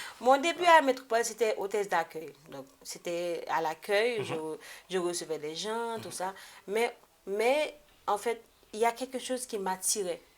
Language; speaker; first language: French; non-native, local second language; Haitian Creole